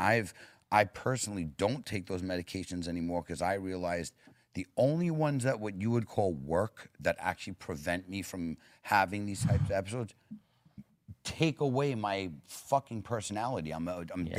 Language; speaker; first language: English; native; English